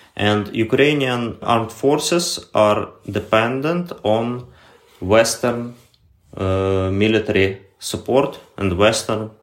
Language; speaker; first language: English; non-native, learner; Ukrainian